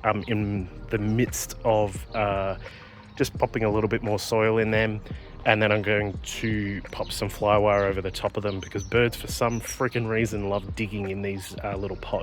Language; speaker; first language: English; native; English